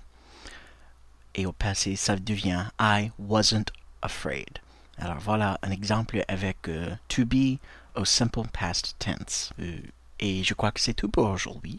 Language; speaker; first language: French; non-native, fluent; English